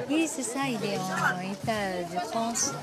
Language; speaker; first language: French; non-native, fluent; Indonesian